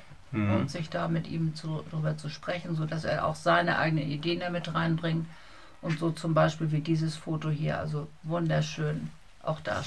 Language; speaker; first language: German; native; German